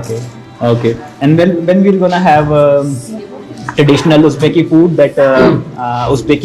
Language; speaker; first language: English; non-native, local second language; Hindi